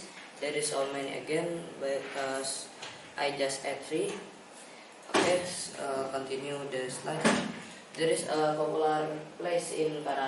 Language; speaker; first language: English; non-native, learner; Indonesian